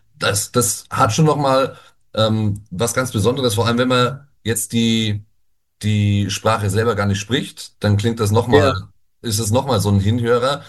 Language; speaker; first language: German; native; German